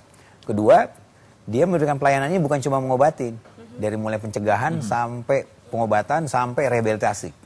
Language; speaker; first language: Indonesian; native; Indonesian